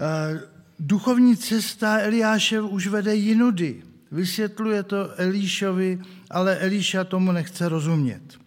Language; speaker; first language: Czech; native; Czech